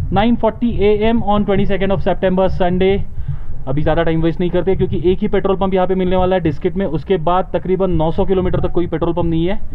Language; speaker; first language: Hindi; non-native, local second language; Marathi